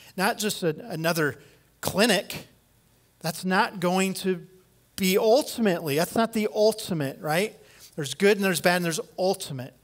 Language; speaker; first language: English; native; English